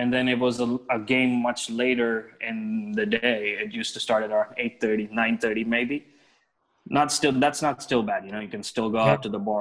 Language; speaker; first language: English; non-native, local second language; Telugu